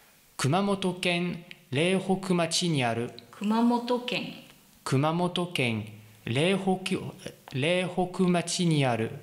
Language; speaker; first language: Japanese; non-native, learner; French